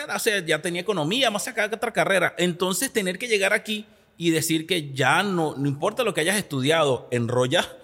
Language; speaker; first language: Spanish; native; Spanish